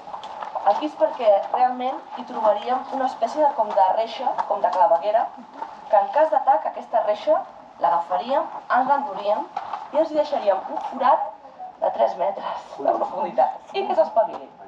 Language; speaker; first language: Catalan; native; Catalan